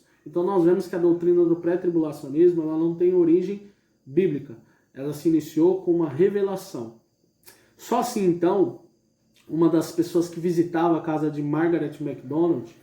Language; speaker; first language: Portuguese; native; Portuguese